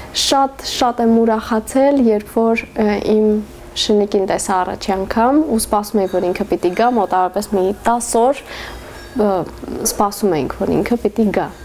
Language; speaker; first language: Armenian; native; Armenian